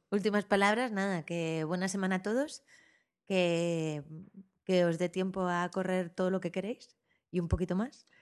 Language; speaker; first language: Spanish; native; Spanish